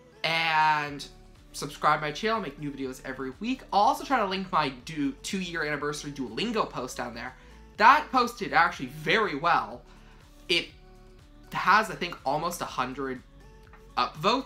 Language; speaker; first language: English; native; English